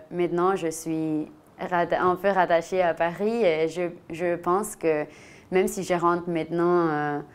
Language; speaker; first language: French; non-native, fluent; Spanish